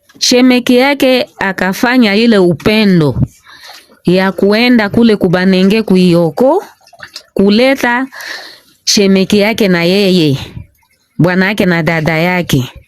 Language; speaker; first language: Swahili; non-native, local second language; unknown